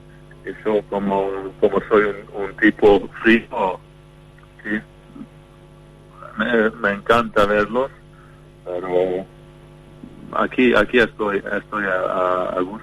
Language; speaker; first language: Spanish; non-native, fluent; Hungarian